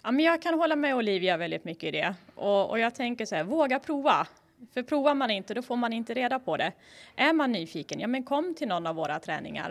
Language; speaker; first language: Swedish; native; Swedish